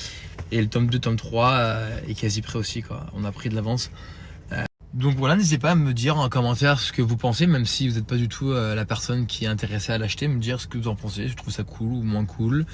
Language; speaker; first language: French; native; French